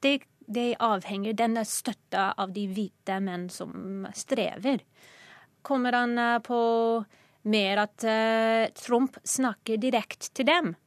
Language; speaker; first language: Norwegian; non-native, fluent; English